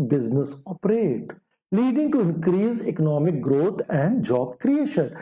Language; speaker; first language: English; non-native, local second language; Punjabi